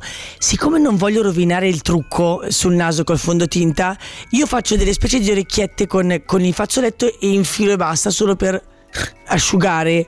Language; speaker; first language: Italian; native; Italian